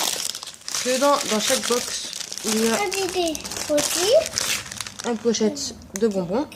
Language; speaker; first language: French; native; French